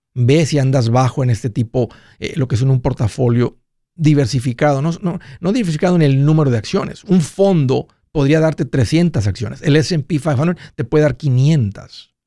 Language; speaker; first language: Spanish; early bilingual, heritage; Spanish